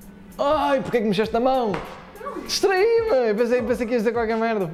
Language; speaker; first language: Portuguese; native; Portuguese